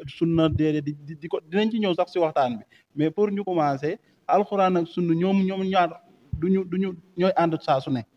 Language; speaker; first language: Wolof; native; Wolof